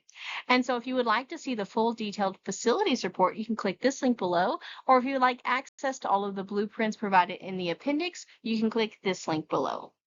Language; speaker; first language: English; native; English